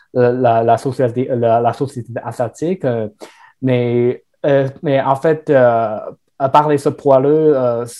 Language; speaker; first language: French; non-native, fluent; Chinese